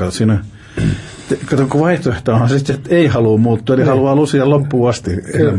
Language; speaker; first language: Finnish; native; Finnish